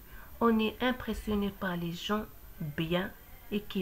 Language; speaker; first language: French; non-native, local second language; Kabyle